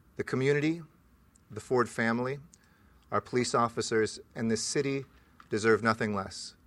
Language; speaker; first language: English; native; English